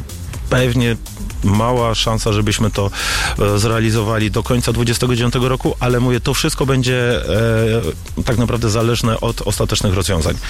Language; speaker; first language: Polish; native; Polish